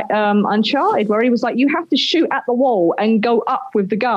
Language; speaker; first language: English; native; English